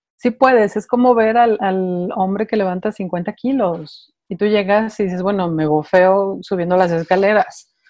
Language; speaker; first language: Spanish; native; Spanish